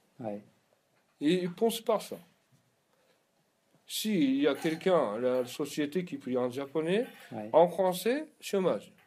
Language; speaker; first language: French; non-native, learner; Japanese